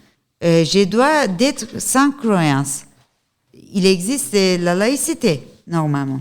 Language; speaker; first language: French; non-native, learner; Turkish